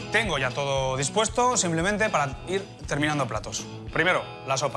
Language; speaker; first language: Spanish; native; Spanish